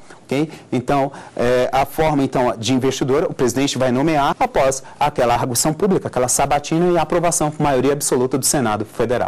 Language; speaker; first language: Portuguese; native; Portuguese